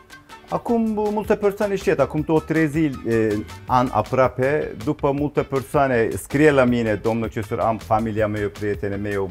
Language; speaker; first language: Romanian; non-native, learner; Turkish